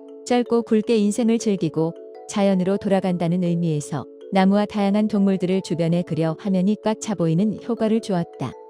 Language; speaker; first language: Korean; native; Korean